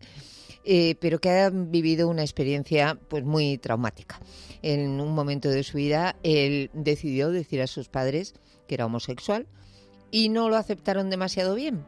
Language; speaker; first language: Spanish; native; Spanish